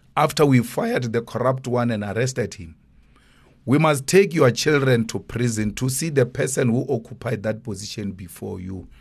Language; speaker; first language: English; non-native, local second language; Northern Sotho